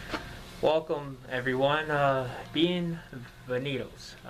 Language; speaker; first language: Spanish; non-native, learner; English